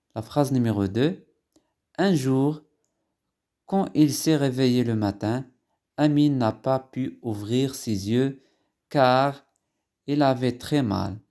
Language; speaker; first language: French; non-native, local second language; Arabic